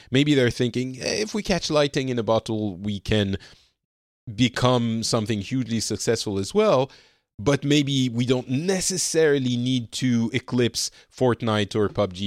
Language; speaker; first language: English; non-native, fluent; French